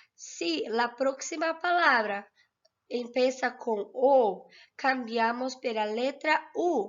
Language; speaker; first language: Spanish; non-native, fluent; Portuguese